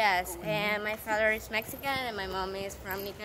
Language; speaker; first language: English; non-native, fluent; Spanish